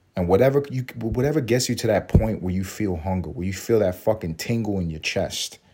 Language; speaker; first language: English; native; English